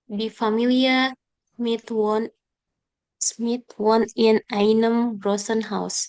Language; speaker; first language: German; non-native, learner; Indonesian